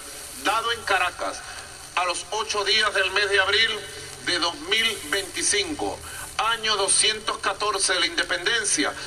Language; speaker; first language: Spanish; native; Spanish